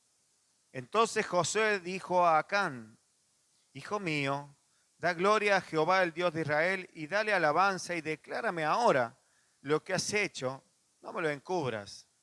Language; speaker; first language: Spanish; native; Spanish